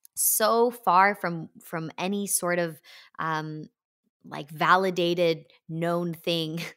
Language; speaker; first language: English; native; English